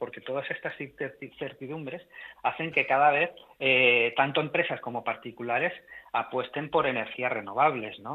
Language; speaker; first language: Spanish; native; Spanish